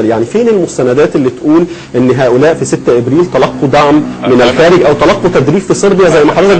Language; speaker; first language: Arabic; native; Arabic